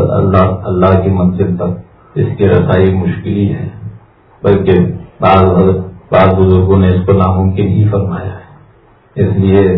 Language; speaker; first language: Urdu; native; Urdu